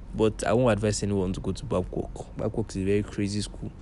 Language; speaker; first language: English; non-native, local second language; Yoruba